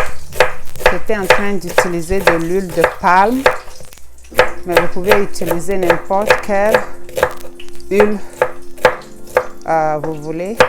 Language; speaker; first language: French; non-native, local second language; Ewe